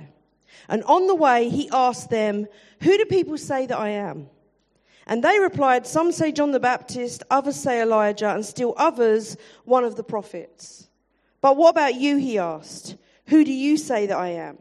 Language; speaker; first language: English; native; English